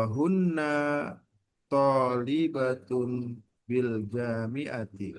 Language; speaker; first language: Arabic; non-native, learner; Indonesian